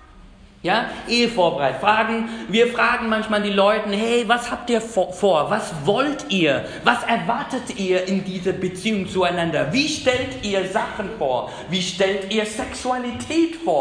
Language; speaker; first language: German; non-native, fluent; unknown